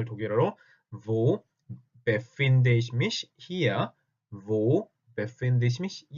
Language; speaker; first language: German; non-native, fluent; Korean